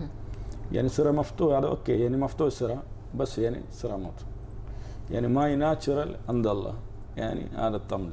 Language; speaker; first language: Arabic; non-native, learner; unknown